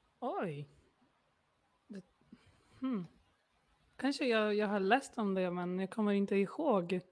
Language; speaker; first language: Swedish; non-native, fluent; Polish